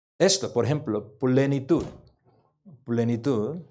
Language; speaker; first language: Spanish; non-native, learner; Korean